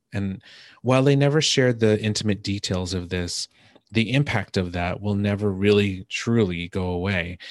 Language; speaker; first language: English; native; English